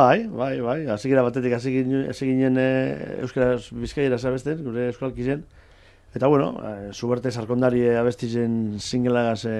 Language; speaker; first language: Basque; native; Basque